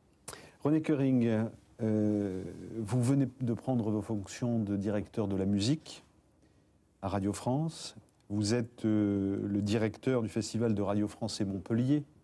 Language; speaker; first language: French; native; French